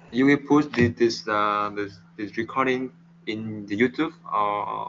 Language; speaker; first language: English; non-native, learner; Vietnamese